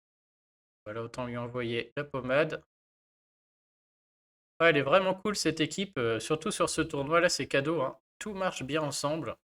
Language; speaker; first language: French; native; French